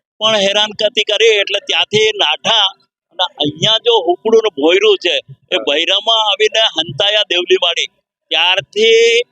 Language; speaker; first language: Gujarati; non-native, local second language; Gamit